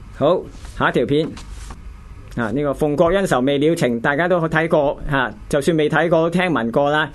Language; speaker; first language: Chinese; non-native, local second language; Cantonese